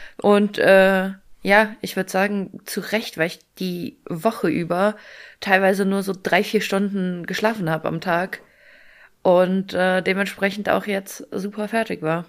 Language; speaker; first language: German; early bilingual, other home language; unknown